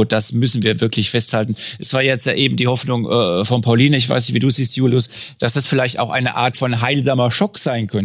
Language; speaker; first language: German; native; German